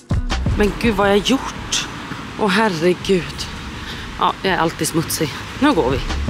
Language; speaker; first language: Swedish; native; Swedish